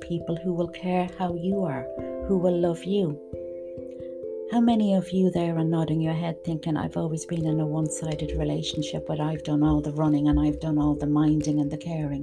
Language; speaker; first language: English; native; English